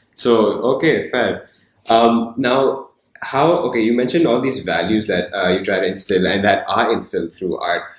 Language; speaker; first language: English; non-native, local second language; Urdu